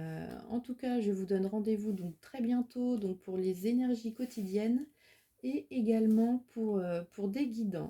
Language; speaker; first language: French; native; French